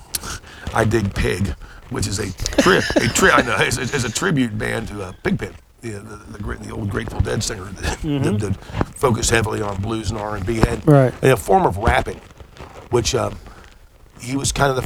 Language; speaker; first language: English; native; English